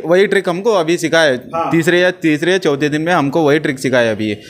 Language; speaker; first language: Hindi; non-native, local second language; Urdu